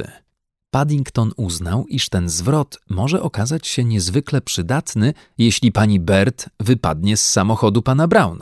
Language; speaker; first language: Polish; native; Polish